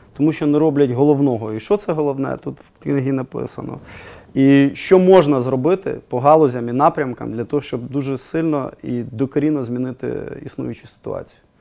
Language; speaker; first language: Ukrainian; non-native, local second language; Russian